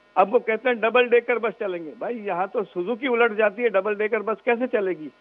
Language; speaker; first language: Urdu; non-native, local second language; Sindhi